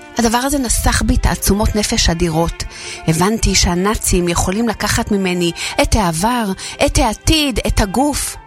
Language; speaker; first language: Hebrew; native; Hebrew